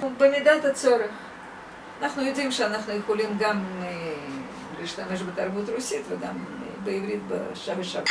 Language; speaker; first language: Hebrew; non-native, fluent; Russian